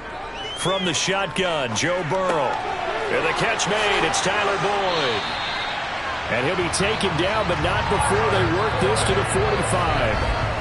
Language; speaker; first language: English; native; English